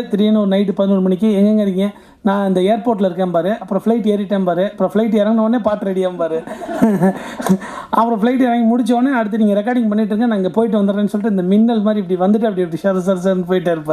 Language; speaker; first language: Tamil; native; Tamil